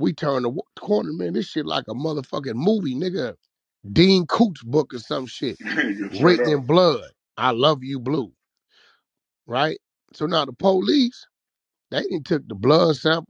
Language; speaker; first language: English; native; English